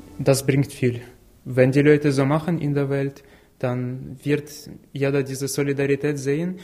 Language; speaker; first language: German; non-native, fluent; Ukrainian